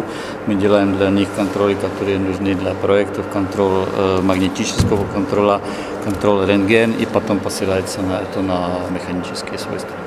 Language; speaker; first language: Russian; non-native, learner; Slovak